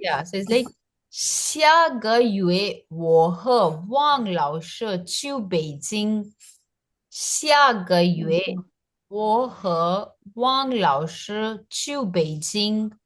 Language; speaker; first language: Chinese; non-native, fluent; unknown